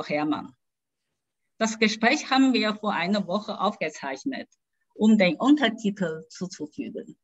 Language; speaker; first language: German; non-native, fluent; Chinese